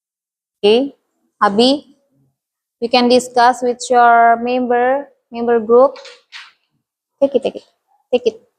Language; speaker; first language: English; non-native, learner; Indonesian